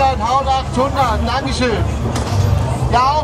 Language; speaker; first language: German; native; German